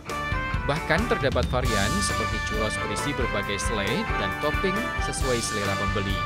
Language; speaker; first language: Indonesian; native; Indonesian